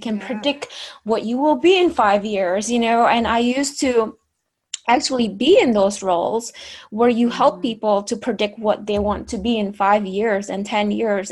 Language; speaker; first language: English; non-native, fluent; Indonesian